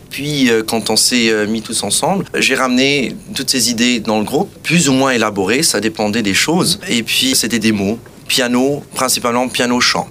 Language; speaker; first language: French; non-native, local second language; Portuguese